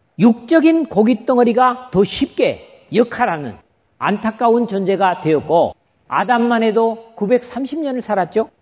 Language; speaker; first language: Korean; native; Korean